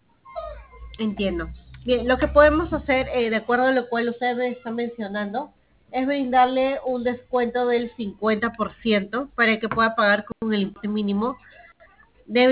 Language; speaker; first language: Spanish; native; Spanish